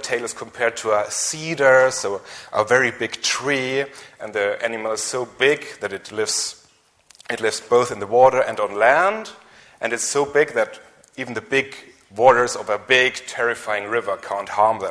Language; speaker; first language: English; non-native, fluent; German